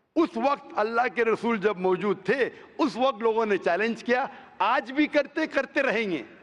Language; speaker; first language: Hindi; non-native, local second language; Konkani